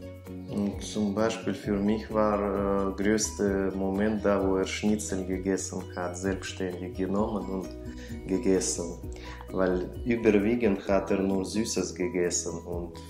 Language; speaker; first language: German; non-native, fluent; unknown